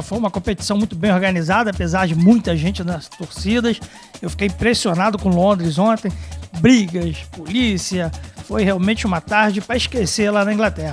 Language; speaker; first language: Portuguese; native; Portuguese